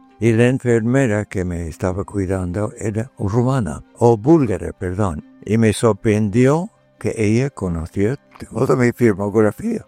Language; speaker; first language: Spanish; non-native, fluent; English